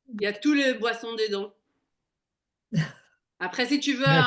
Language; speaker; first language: French; non-native, fluent; Hebrew